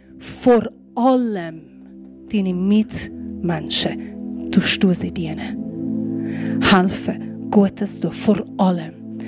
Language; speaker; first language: German; non-native, fluent; Persian